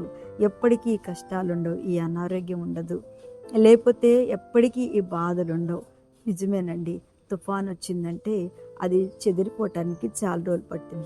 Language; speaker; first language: Telugu; native; Telugu